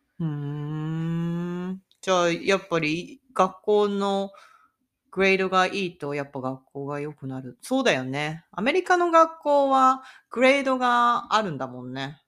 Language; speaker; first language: Japanese; native; Japanese